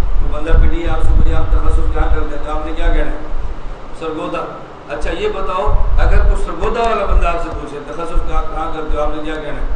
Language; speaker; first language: Urdu; non-native, local second language; Punjabi